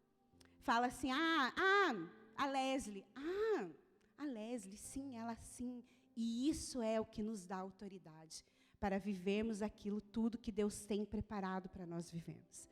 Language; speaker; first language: Portuguese; native; Portuguese